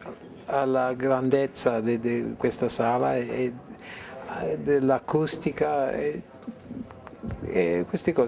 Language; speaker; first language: Italian; early bilingual, heritage; English